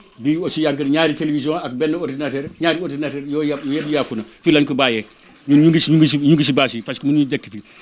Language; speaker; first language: Wolof; non-native, local second language; Fula